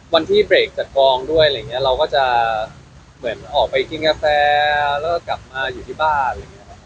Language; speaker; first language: Thai; native; Thai